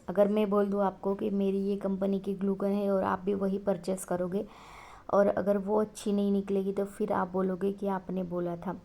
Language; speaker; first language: Hindi; non-native, local second language; Marathi